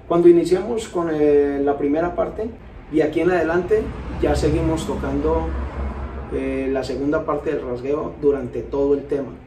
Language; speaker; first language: Spanish; native; Spanish